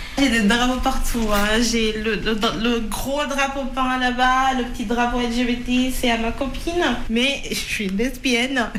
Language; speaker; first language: French; non-native, fluent; Portuguese